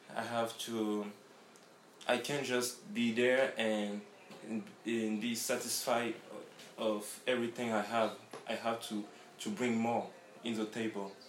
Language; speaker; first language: English; non-native, learner; French